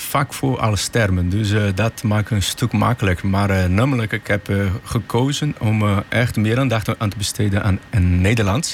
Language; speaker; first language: Dutch; non-native, fluent; Portuguese